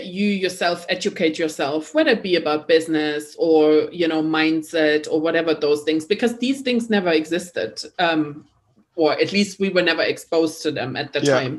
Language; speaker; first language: English; non-native, fluent; German